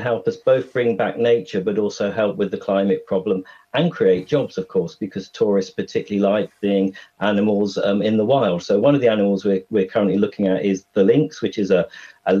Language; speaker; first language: English; native; English